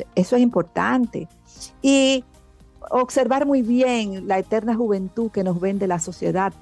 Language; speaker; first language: Spanish; native; Spanish